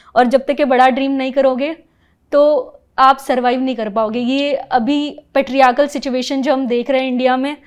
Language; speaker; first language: Hindi; non-native, local second language; Marathi